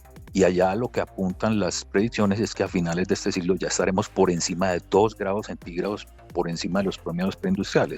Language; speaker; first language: Spanish; native; Spanish